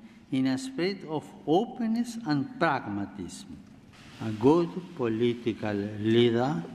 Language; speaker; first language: English; non-native, learner; Spanish